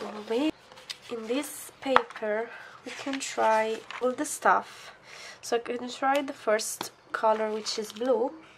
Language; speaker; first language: English; non-native, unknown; Italian